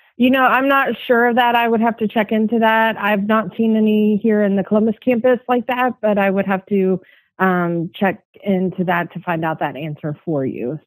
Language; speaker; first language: English; native; English